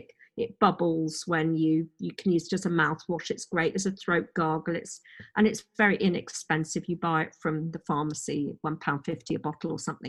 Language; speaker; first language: English; native; English